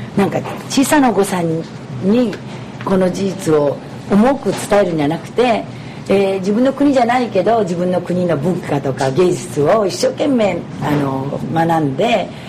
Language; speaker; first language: Japanese; early bilingual, other home language; Korean